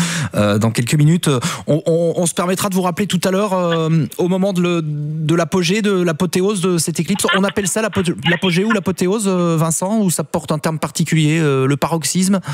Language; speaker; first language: French; native; French